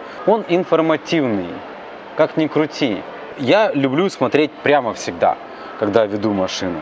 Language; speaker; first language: Russian; native; Russian